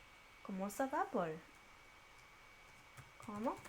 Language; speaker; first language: French; non-native, learner; English